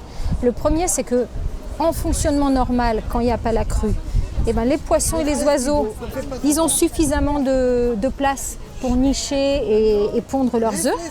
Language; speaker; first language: French; native; French